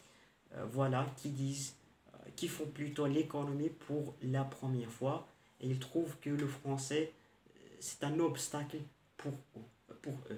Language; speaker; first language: French; non-native, local second language; Arabic